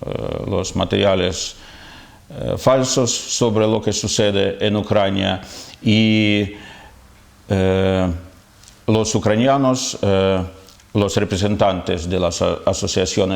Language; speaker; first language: Spanish; non-native, fluent; Ukrainian